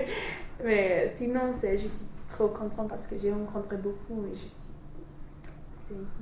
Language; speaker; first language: French; non-native, learner; English